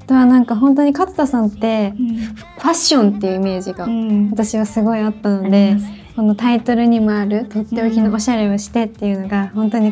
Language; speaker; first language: Japanese; native; Japanese